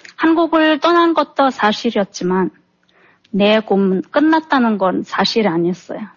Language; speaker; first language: Korean; non-native, fluent; Turkmen